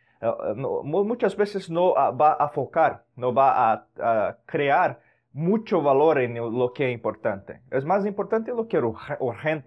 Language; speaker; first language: Spanish; non-native, fluent; Portuguese